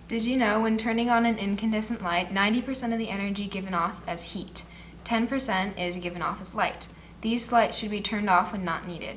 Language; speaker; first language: English; native; English